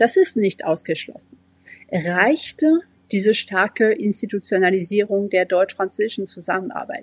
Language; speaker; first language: German; non-native, fluent; French